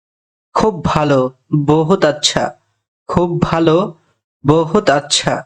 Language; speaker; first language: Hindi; non-native, fluent; Bangla